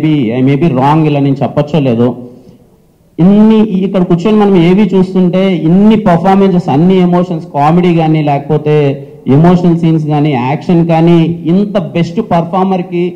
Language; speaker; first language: Telugu; native; Telugu